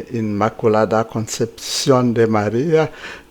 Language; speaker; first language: Spanish; non-native, fluent; Haitian Creole